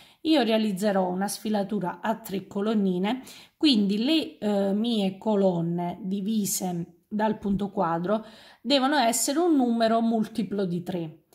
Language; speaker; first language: Italian; native; Italian